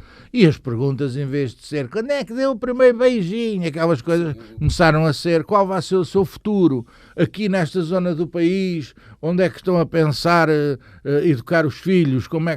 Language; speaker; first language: Portuguese; native; Portuguese